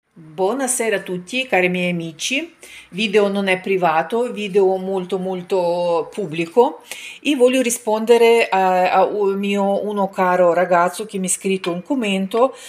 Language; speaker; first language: Italian; non-native, fluent; Ukrainian